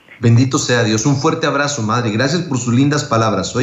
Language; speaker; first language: Spanish; native; Spanish